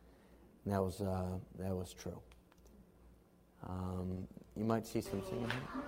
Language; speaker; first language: English; native; English